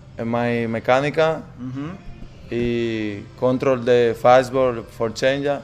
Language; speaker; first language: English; non-native, learner; Spanish